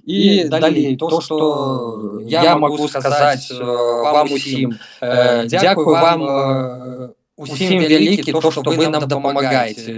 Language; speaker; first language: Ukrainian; non-native, learner; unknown